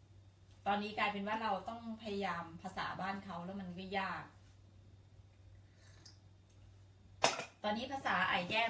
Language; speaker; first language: Swedish; non-native, learner; Thai